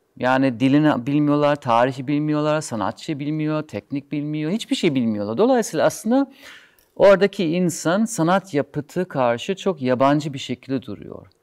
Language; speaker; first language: Turkish; non-native, fluent; German